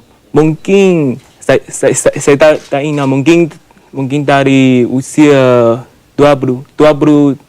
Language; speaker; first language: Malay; non-native, learner; Chinese